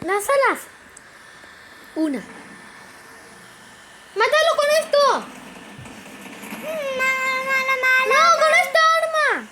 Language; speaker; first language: Spanish; native; Spanish